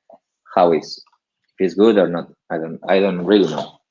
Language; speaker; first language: English; non-native, learner; Spanish